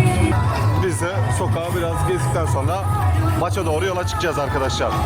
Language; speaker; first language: Turkish; native; Turkish